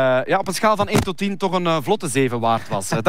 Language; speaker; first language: Dutch; native; Dutch